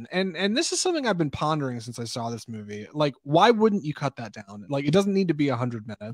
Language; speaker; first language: English; native; English